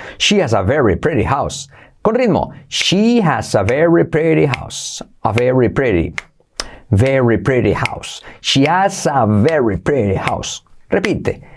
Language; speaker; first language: English; non-native, fluent; Spanish